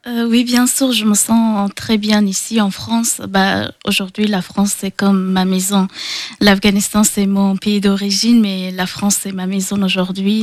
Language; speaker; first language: French; non-native, fluent; Persian